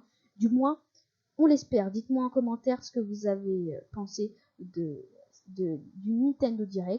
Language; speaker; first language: French; native; French